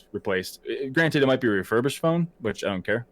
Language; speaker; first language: English; native; English